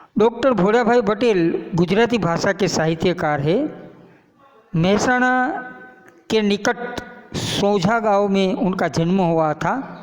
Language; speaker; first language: Hindi; non-native, local second language; Gujarati